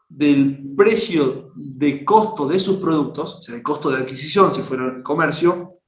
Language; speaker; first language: Spanish; native; Spanish